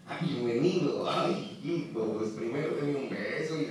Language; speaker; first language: Spanish; native; Spanish